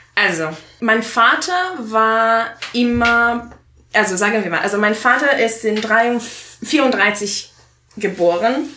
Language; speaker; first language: German; non-native, fluent; Italian